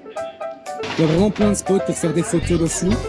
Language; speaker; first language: French; native; French